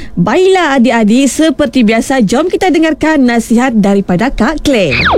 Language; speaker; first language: Malay; native; Malay